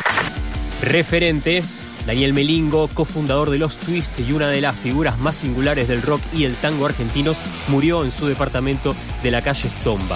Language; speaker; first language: Spanish; native; Spanish